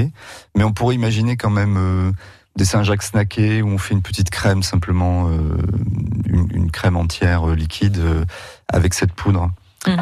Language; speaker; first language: French; native; French